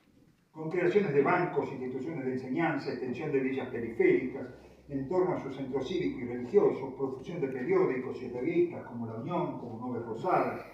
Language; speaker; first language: Spanish; native; Spanish